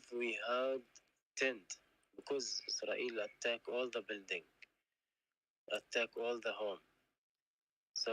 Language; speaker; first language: English; non-native, learner; Arabic